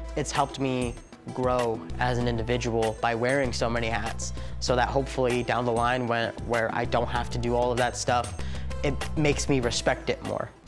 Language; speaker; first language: English; native; English